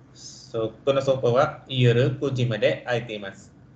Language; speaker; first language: Japanese; non-native, fluent; Filipino